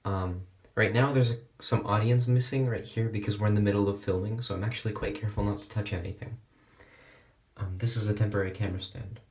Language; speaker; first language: English; native; English